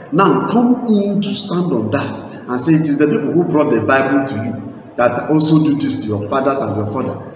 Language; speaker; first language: English; non-native, local second language; Igbo